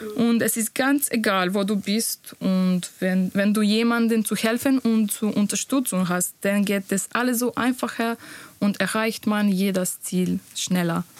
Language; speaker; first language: German; non-native, learner; Bosnian